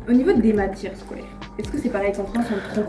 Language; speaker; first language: French; native; French